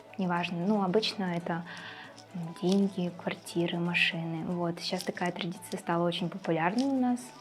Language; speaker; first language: Russian; native; Russian